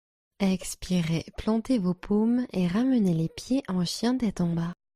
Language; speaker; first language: French; native; French